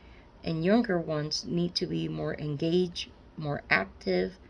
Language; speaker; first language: English; native; English